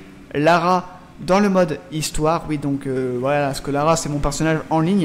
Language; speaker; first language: French; native; French